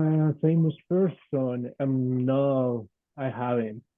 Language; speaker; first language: English; non-native, fluent; Spanish